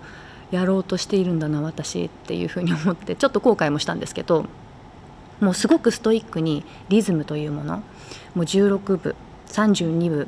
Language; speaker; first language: Japanese; native; Japanese